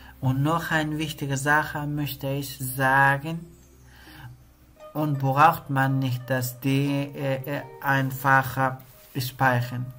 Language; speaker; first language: German; non-native, learner; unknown